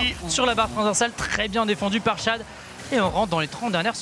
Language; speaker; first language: French; native; French